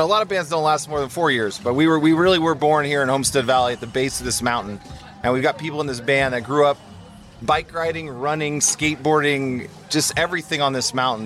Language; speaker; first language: English; native; English